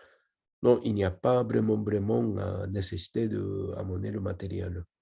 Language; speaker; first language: French; non-native, learner; Japanese